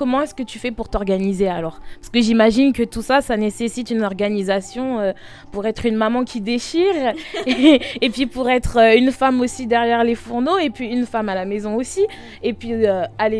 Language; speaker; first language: French; native; French